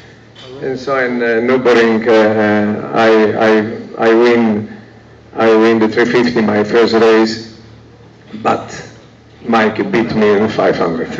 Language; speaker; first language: English; non-native, learner; Italian